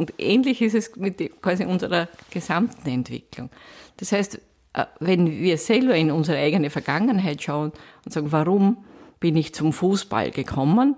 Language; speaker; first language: German; native; German